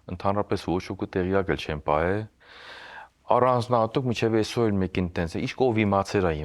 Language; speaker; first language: Armenian; early bilingual, heritage; Armenian